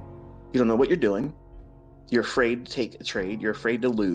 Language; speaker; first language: English; native; English